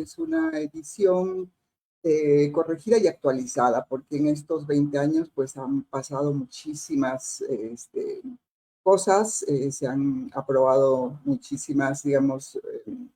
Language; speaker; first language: Spanish; native; Spanish